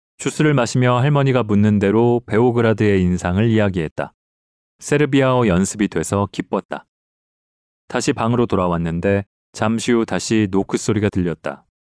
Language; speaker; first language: Korean; native; Korean